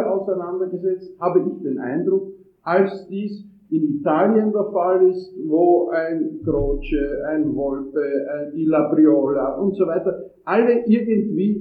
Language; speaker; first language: German; non-native, fluent; Italian